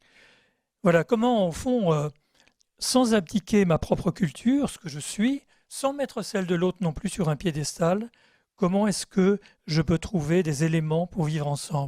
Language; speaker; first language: French; native; French